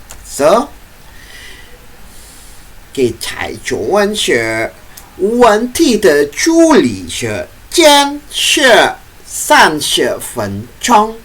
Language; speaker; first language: Chinese; non-native, learner; Indonesian